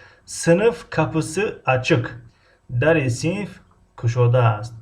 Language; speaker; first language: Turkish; non-native, fluent; Tajik